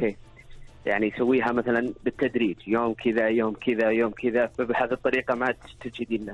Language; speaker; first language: Arabic; native; Arabic